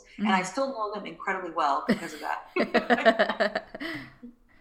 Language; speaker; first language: English; early bilingual, other home language; Spanish